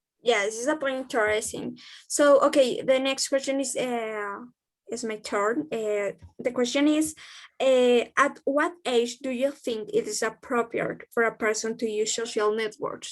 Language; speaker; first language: English; non-native, learner; Spanish